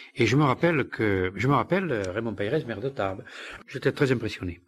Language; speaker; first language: French; native; French